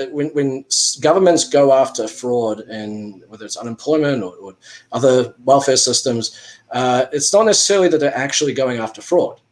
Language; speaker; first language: English; native; English